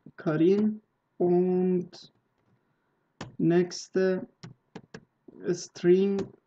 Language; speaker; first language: German; non-native, learner; Persian